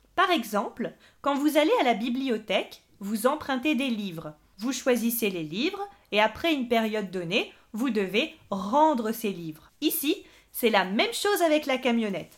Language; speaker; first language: French; native; French